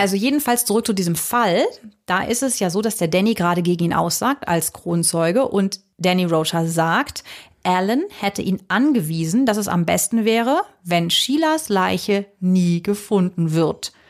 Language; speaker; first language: German; native; German